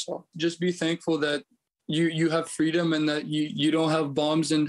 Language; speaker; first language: English; early bilingual, other home language; Ukrainian